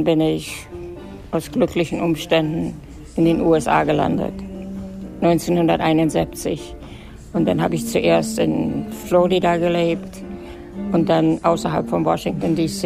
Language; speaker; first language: German; native; German